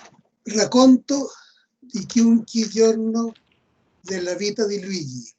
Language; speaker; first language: Italian; non-native, learner; Spanish